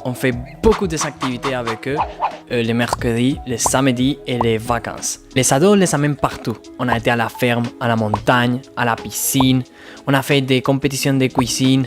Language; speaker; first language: French; non-native, fluent; Spanish